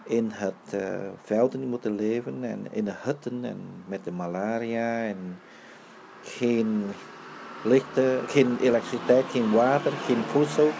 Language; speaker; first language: Dutch; early bilingual, other home language; Vietnamese